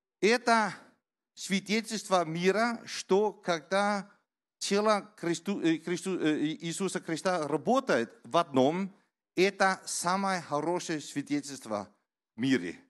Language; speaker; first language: Russian; non-native, learner; Danish